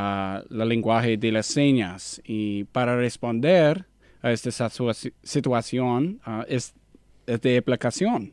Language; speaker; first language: Spanish; non-native, learner; English